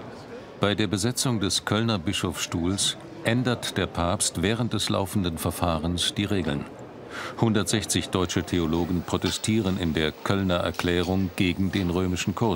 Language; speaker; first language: German; native; German